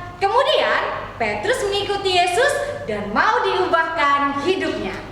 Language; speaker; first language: Indonesian; native; Indonesian